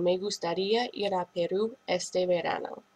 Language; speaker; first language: Spanish; non-native, fluent; English